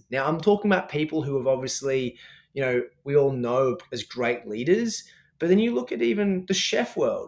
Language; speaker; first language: English; native; English